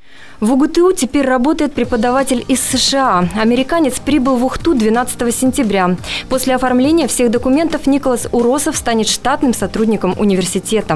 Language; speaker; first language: Russian; native; Russian